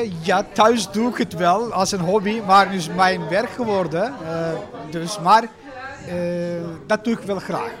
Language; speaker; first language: Dutch; non-native, learner; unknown